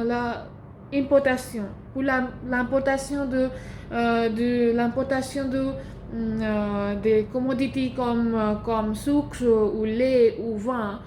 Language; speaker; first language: French; non-native, learner; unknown